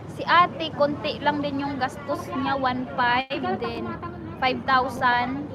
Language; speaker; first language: Filipino; non-native, local second language; Cebuano